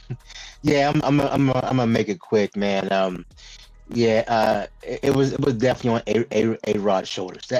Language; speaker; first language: English; native; English